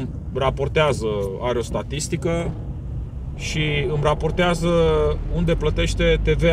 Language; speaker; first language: Romanian; native; Romanian